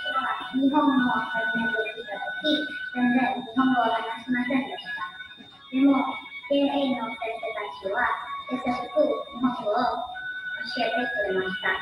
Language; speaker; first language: Japanese; non-native, learner; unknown